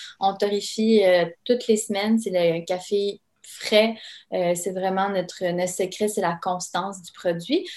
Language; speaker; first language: French; early bilingual, other home language; Serbian